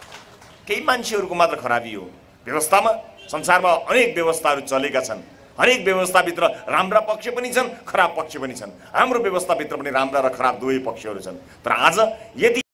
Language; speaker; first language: Nepali; native; Nepali